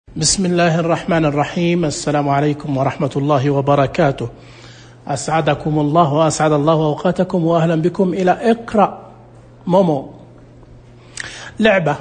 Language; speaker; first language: Arabic; native; Arabic